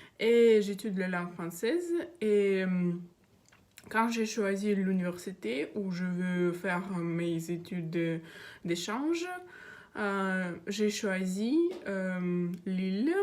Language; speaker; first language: French; non-native, learner; Russian